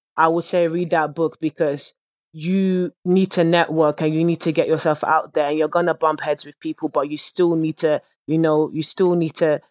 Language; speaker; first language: English; early bilingual, other home language; Dutch